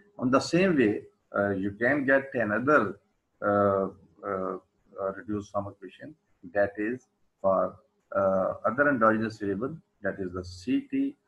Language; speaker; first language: English; non-native, local second language; Urdu